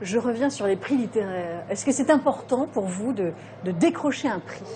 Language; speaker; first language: French; native; French